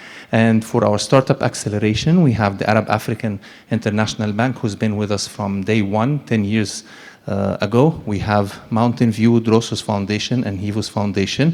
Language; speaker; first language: English; non-native, fluent; Arabic